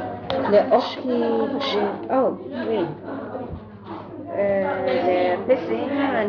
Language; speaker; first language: French; non-native, learner; English